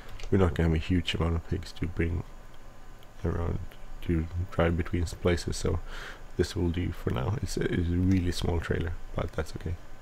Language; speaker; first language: English; non-native, fluent; Swedish